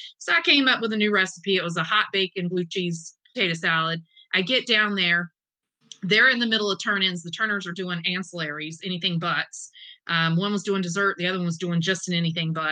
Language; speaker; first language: English; native; English